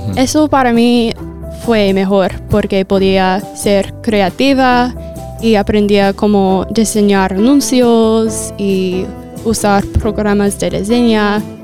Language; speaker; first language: Spanish; non-native, fluent; English